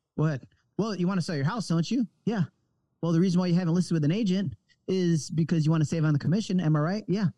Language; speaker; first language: English; native; English